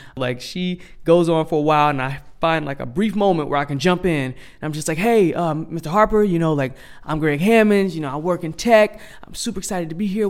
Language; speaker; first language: English; native; English